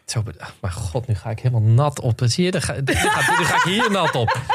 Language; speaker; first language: Dutch; native; Dutch